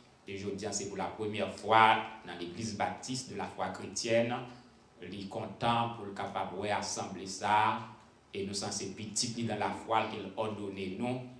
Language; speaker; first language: French; native; French